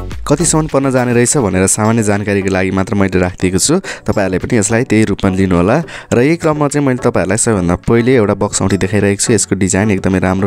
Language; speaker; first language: Nepali; native; Nepali